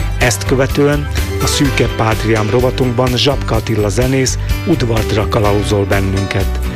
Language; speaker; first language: Hungarian; native; Hungarian